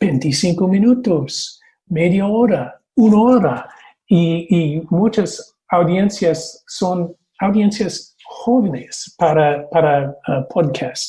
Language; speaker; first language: Spanish; non-native, fluent; English